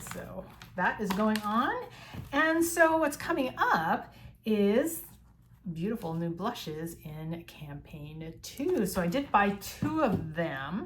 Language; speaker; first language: English; native; English